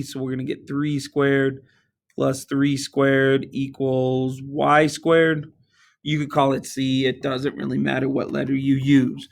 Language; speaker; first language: English; native; English